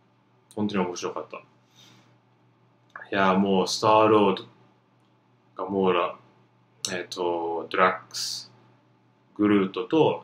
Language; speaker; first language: Japanese; non-native, fluent; English